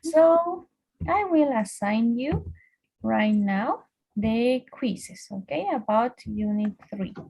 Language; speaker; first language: English; non-native, fluent; Spanish